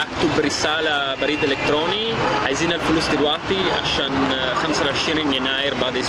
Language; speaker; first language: Arabic; non-native, fluent; Italian